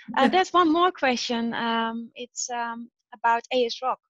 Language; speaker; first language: English; non-native, fluent; Dutch